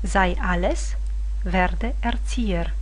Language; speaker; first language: German; non-native, fluent; Romanian